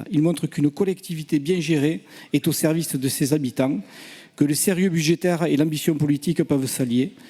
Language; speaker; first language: French; native; French